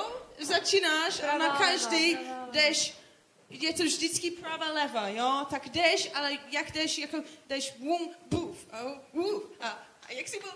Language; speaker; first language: Czech; non-native, learner; English